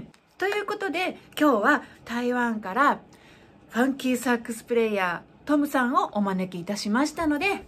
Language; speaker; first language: Japanese; native; Japanese